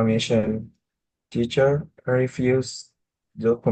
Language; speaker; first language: English; non-native, learner; Indonesian